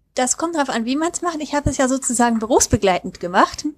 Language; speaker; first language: German; native; German